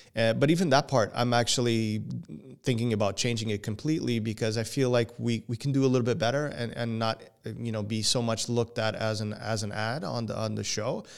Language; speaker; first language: English; non-native, fluent; Portuguese